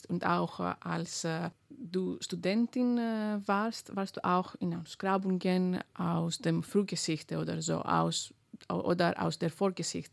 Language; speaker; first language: German; non-native, fluent; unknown